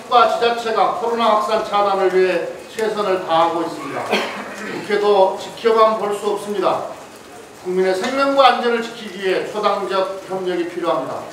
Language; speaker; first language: Korean; native; Korean